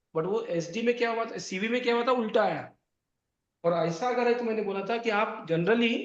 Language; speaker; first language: Hindi; non-native, local second language; Marathi